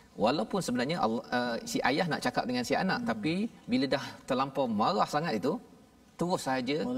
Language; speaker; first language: Malay; native; Malay